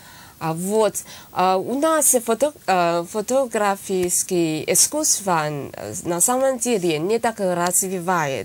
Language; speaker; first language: Russian; non-native, learner; Chinese